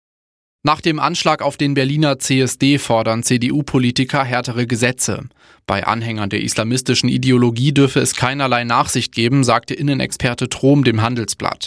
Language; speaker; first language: German; native; German